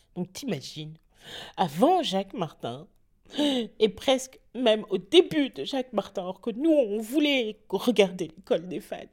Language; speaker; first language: French; native; French